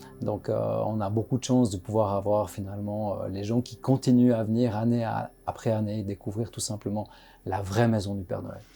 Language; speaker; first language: French; native; French